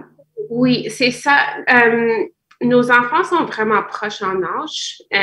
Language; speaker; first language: French; non-native, fluent; English